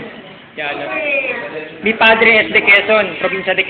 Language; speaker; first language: Spanish; non-native, local second language; Filipino